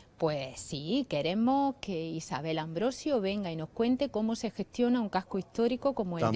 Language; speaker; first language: Spanish; native; Spanish